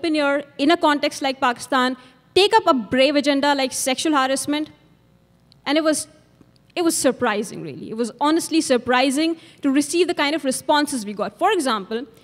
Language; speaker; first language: English; non-native, local second language; Urdu